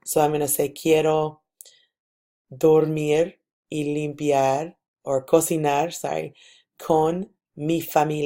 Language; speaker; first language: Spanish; non-native, fluent; English